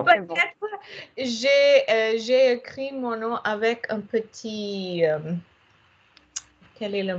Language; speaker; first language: French; non-native, learner; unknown